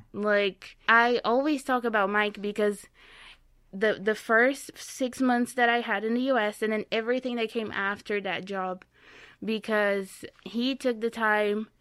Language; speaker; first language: English; non-native, fluent; Portuguese